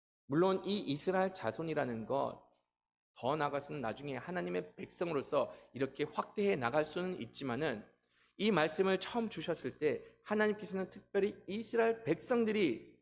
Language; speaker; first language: Korean; native; Korean